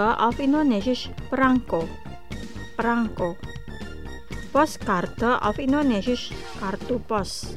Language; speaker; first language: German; non-native, learner; Indonesian